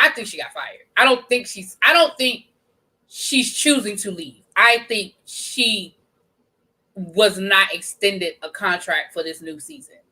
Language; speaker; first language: English; native; English